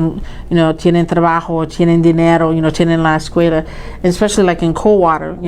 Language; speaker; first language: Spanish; early bilingual, heritage; Spanish